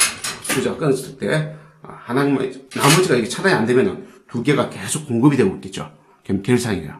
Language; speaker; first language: Korean; native; Korean